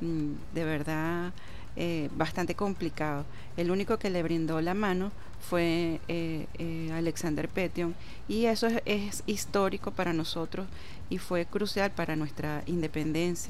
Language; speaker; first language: Spanish; native; Spanish